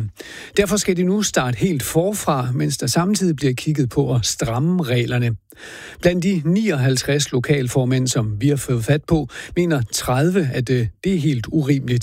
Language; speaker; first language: Danish; native; Danish